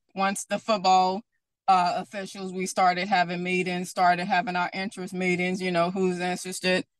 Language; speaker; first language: English; native; English